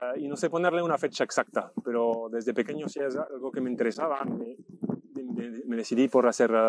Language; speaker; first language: Spanish; non-native, fluent; French